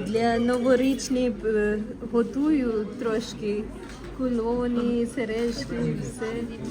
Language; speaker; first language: Ukrainian; non-native, learner; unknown